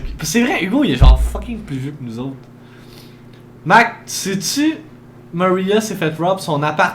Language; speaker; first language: French; native; French